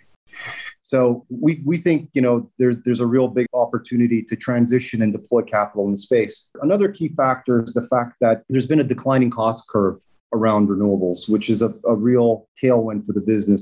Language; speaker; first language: English; native; English